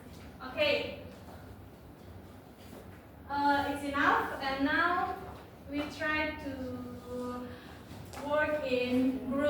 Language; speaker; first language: English; non-native, learner; Indonesian